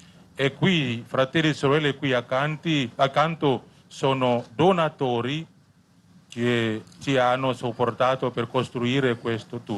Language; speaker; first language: Italian; non-native, fluent; Indonesian